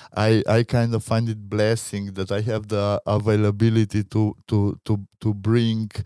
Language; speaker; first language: English; non-native, fluent; Macedonian